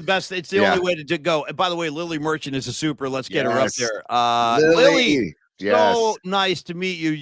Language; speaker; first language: English; native; English